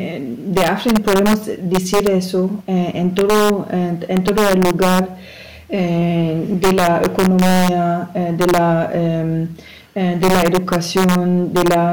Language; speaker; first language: Spanish; non-native, fluent; German